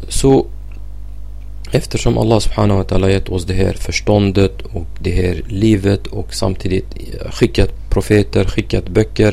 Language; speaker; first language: Swedish; non-native, fluent; Arabic